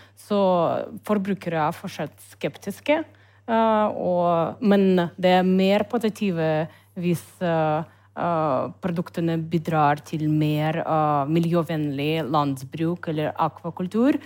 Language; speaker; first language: Norwegian; non-native, learner; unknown